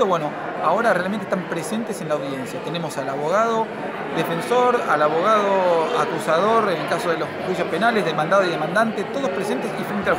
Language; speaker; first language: Spanish; native; Spanish